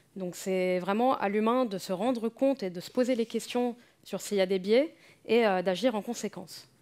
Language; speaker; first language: French; native; French